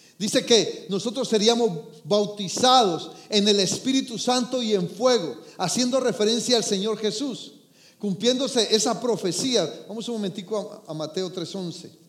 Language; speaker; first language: Spanish; native; Spanish